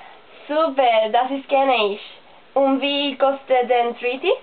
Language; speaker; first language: German; non-native, learner; Spanish